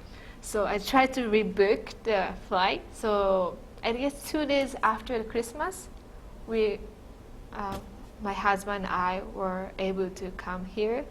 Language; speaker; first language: English; non-native, fluent; Japanese